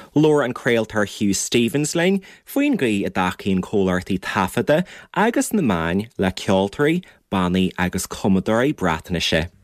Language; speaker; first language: Irish; native; Irish